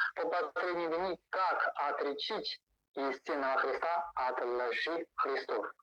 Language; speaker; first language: Russian; non-native, learner; Chinese